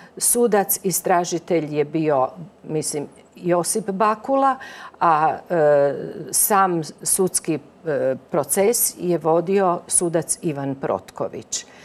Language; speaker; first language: Croatian; native; Croatian